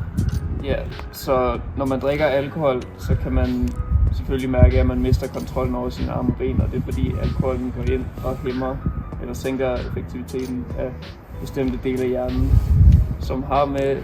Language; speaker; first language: Danish; native; Danish